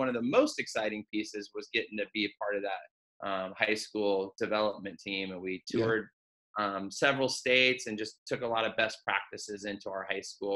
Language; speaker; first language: English; native; English